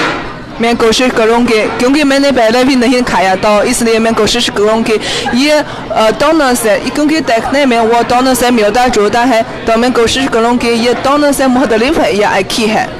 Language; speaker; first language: Hindi; non-native, fluent; Chinese